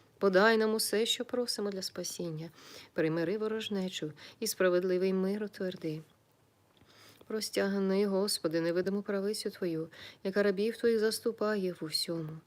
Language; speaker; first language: Ukrainian; native; Ukrainian